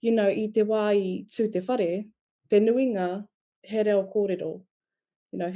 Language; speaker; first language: Māori; non-native, local second language; English